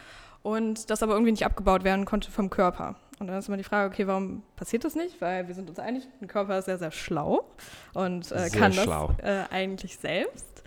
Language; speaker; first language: German; native; German